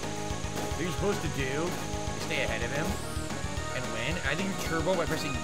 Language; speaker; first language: English; native; English